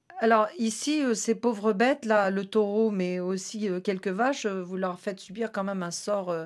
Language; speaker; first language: French; native; French